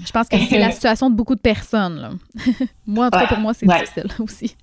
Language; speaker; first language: French; native; French